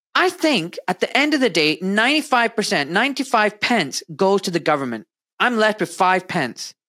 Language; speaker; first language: English; native; English